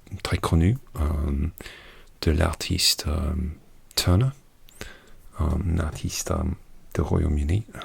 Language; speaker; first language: French; non-native, learner; English